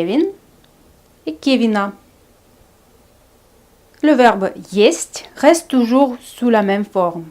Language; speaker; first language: French; non-native, fluent; Russian